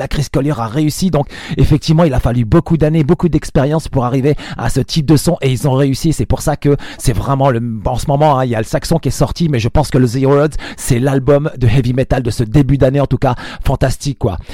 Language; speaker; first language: French; native; French